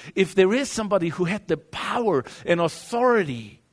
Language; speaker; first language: English; non-native, fluent; German